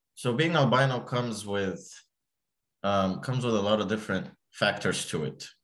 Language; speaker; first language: English; early bilingual, other home language; Arabic